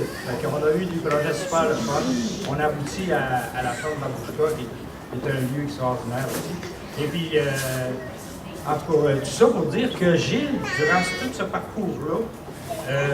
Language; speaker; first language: French; native; French